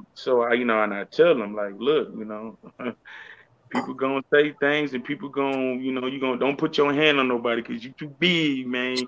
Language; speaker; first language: English; native; English